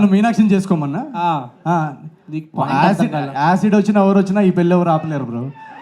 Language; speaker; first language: Telugu; native; Telugu